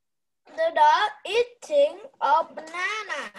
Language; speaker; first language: English; non-native, learner; Vietnamese